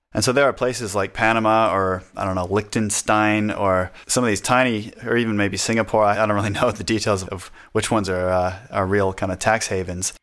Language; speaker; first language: English; native; English